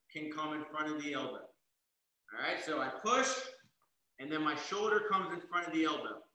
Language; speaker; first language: English; native; English